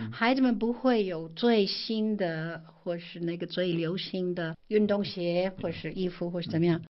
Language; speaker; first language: Chinese; non-native, fluent; English